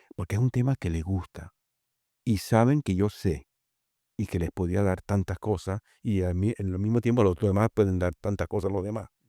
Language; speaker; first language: Spanish; early bilingual, other home language; Italian